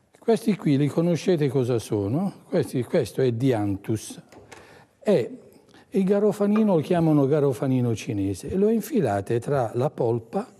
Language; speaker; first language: Italian; native; Italian